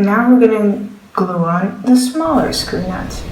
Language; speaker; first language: English; non-native, fluent; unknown